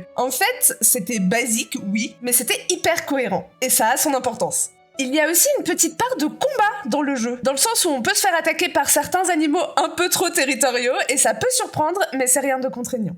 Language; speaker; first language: French; native; French